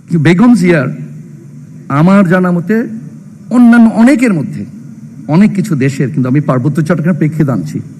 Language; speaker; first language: Bangla; non-native, local second language; Chakma